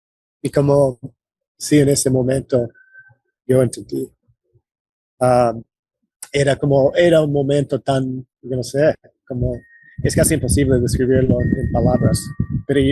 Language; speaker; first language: Spanish; non-native, fluent; English